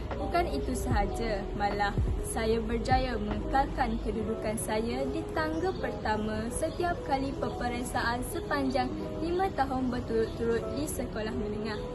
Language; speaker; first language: Malay; native; Malay